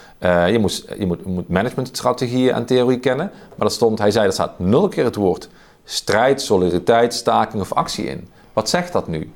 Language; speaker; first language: Dutch; native; Dutch